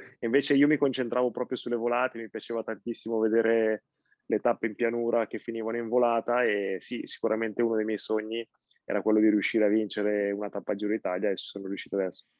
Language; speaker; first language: Italian; native; Italian